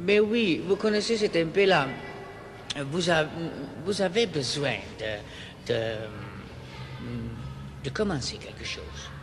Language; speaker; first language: French; non-native, fluent; Italian